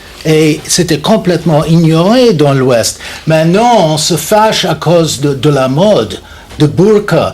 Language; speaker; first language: French; non-native, fluent; English